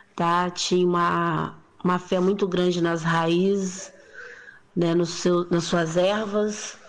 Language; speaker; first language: Portuguese; native; Portuguese